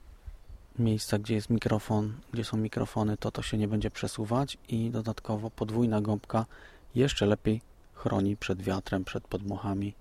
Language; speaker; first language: Polish; native; Polish